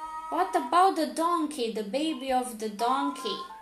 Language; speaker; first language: English; non-native, fluent; Romanian